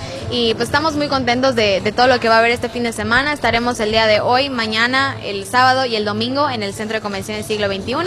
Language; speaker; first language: Spanish; native; Spanish